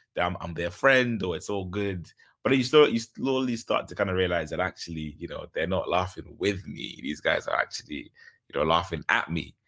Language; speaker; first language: English; early bilingual, other home language; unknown